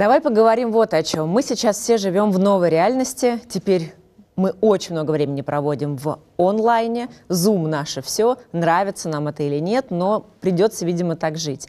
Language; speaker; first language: Russian; native; Russian